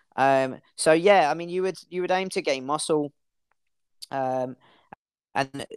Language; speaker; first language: English; native; English